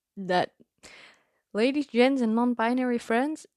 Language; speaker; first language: English; non-native, fluent; Dutch